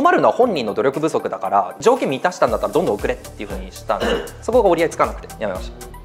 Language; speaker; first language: Japanese; native; Japanese